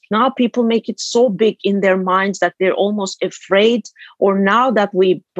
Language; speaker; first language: English; non-native, fluent; Turkish